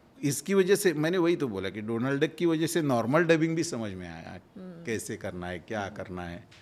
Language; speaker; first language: Hindi; non-native, local second language; Marathi